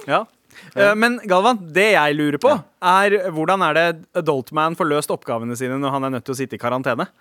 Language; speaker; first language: Norwegian; early bilingual, other home language; Punjabi